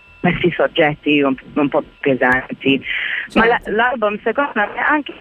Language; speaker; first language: Italian; early bilingual, heritage; Italian